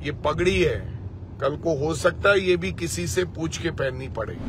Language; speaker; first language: Hindi; non-native, local second language; Punjabi